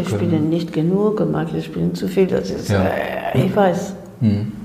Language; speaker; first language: German; non-native, fluent; Spanish